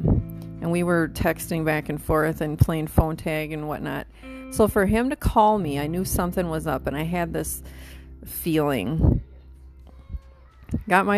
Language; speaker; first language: English; native; English